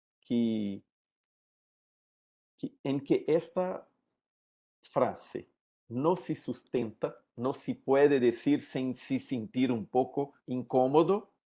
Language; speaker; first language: Spanish; non-native, learner; Portuguese